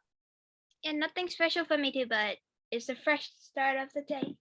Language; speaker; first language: English; non-native, fluent; Burmese